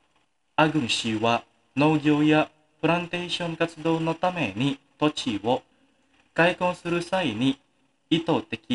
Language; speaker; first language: Japanese; non-native, fluent; Indonesian